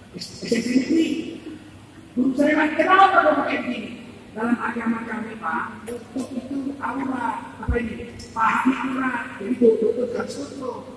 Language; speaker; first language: Indonesian; native; Indonesian